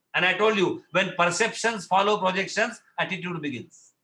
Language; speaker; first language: English; non-native, local second language; Marathi